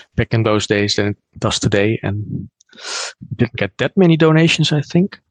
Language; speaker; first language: English; non-native, fluent; Dutch